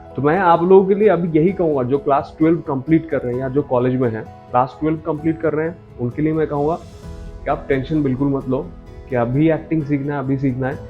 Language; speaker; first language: Hindi; non-native, local second language; Bangla